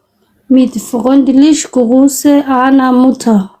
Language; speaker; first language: German; non-native, learner; Somali